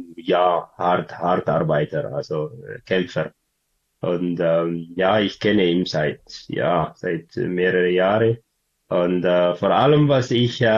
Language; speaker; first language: German; non-native, learner; Tigrinya